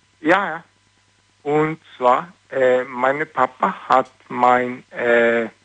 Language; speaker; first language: German; non-native, learner; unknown